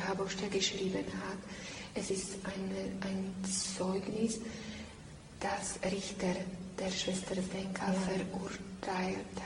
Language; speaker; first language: German; non-native, learner; Slovak